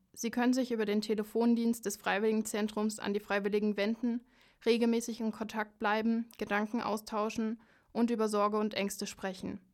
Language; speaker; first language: German; native; German